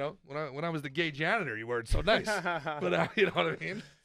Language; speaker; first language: English; native; English